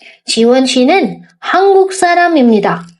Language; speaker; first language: Korean; non-native, fluent; Indonesian